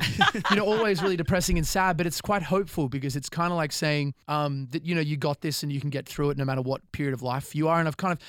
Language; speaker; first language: English; native; English